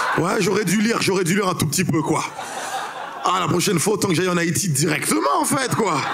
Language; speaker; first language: French; early bilingual, other home language; Haitian Creole